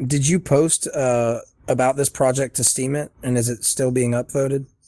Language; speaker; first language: English; native; English